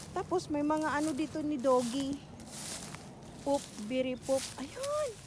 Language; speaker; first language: Filipino; non-native, local second language; Cebuano